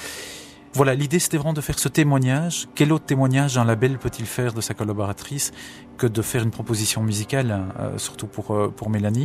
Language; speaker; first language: French; native; French